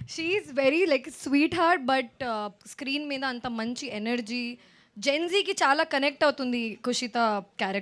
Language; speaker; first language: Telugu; non-native, fluent; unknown